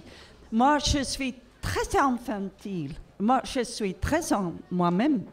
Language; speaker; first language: French; non-native, learner; Swedish